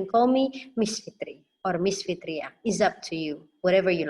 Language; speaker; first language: English; non-native, fluent; Indonesian